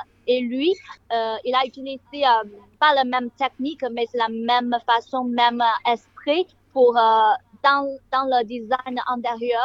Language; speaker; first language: French; non-native, learner; Chinese